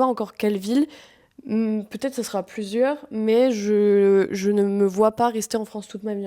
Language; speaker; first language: French; native; French